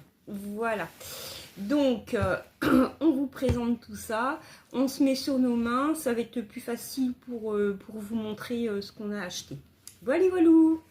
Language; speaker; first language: French; native; French